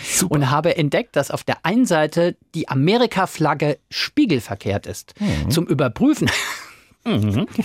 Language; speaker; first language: German; native; German